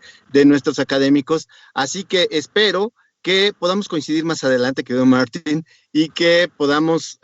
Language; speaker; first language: Spanish; native; Spanish